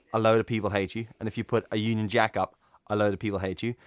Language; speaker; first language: English; native; English